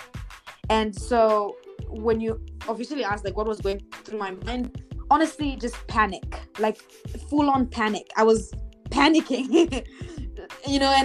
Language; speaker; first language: English; non-native, local second language; Shona